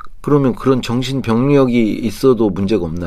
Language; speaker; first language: Korean; native; Korean